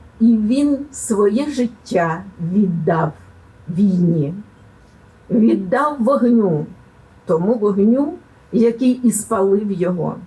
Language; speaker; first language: Ukrainian; native; Ukrainian